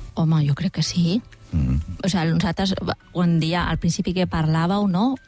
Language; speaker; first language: Catalan; native; Catalan